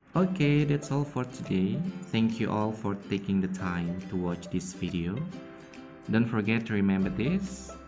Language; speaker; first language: English; non-native, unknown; Indonesian